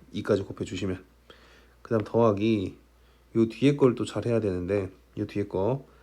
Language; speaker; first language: Korean; native; Korean